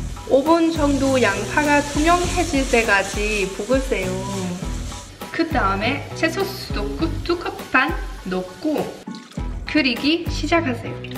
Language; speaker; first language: Korean; non-native, fluent; German